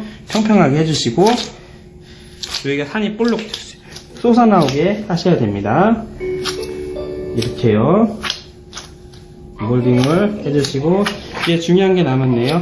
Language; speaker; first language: Korean; native; Korean